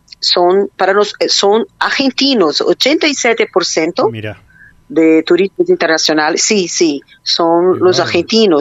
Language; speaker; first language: Spanish; non-native, learner; Portuguese